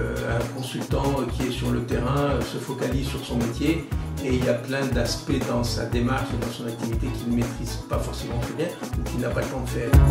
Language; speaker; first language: French; native; French